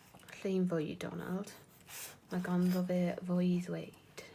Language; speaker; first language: Welsh; non-native, local second language; English